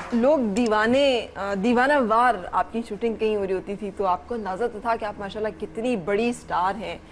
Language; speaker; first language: Urdu; native; Urdu